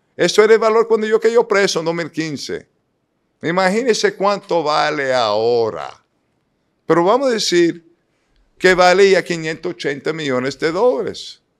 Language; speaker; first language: Spanish; non-native, fluent; English